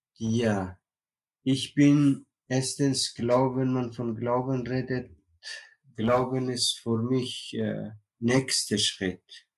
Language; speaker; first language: German; non-native, learner; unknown